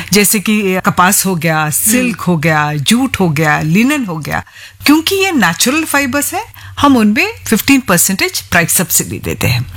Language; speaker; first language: Hindi; non-native, local second language; Malayalam